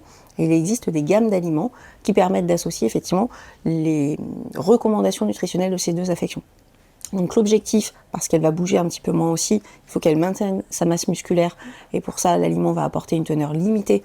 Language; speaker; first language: French; native; French